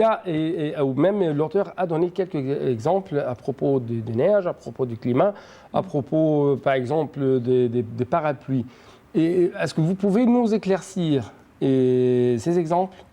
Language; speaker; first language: French; non-native, fluent; Arabic